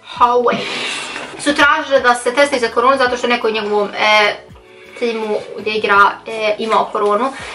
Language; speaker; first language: Bosnian; early bilingual, heritage; Bosnian